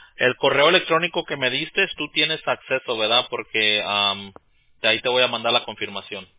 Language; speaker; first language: Spanish; early bilingual, heritage; Spanish